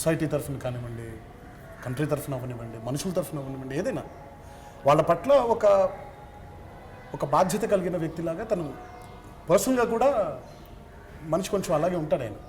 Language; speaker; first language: Telugu; native; Telugu